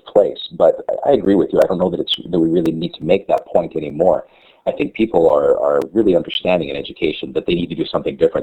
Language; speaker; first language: English; native; English